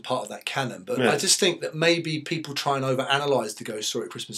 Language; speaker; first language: English; native; English